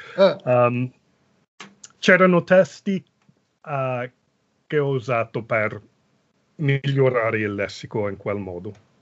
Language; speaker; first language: Italian; non-native, fluent; English